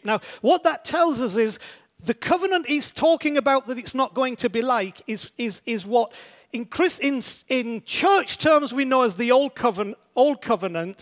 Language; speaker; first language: English; native; English